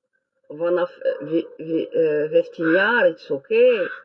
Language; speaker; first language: Dutch; non-native, learner; French